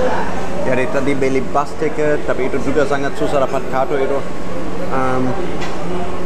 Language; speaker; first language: Indonesian; non-native, fluent; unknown